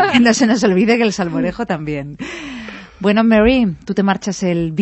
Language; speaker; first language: Spanish; native; Spanish